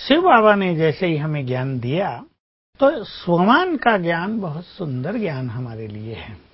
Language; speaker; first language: Hindi; native; Hindi